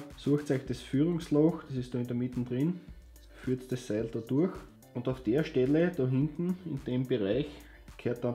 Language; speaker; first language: German; native; German